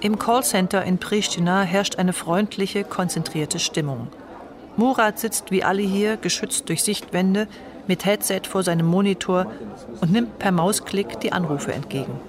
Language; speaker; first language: German; native; German